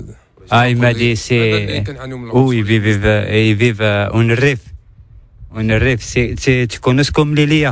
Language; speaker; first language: Spanish; non-native, learner; Arabic